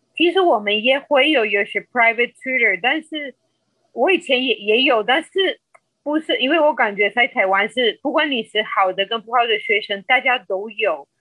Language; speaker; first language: Chinese; non-native, fluent; Spanish